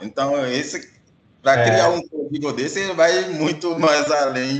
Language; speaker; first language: Portuguese; non-native, fluent; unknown